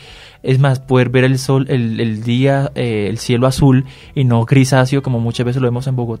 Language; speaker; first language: Spanish; native; Spanish